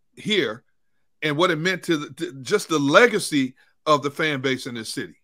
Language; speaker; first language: English; native; English